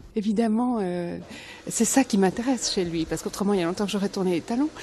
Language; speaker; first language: French; native; French